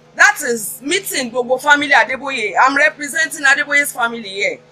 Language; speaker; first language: English; non-native, local second language; Yoruba